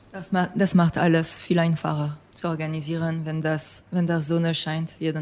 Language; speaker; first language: German; non-native, fluent; English